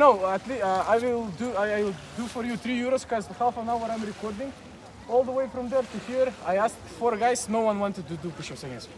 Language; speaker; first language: English; non-native, learner; Macedonian